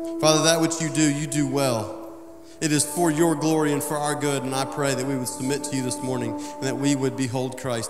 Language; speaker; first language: English; native; English